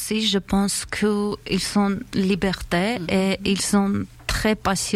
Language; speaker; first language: French; non-native, learner; Armenian